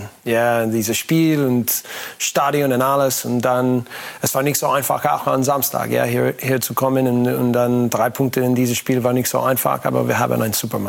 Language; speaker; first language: German; non-native, learner; English